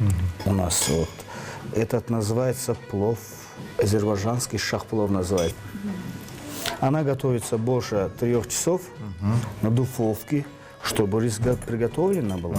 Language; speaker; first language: Russian; non-native, learner; Azerbaijani